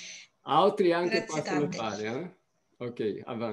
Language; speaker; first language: Italian; non-native, fluent; Portuguese